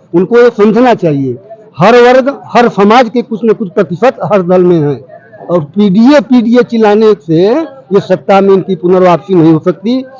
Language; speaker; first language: Hindi; native; Hindi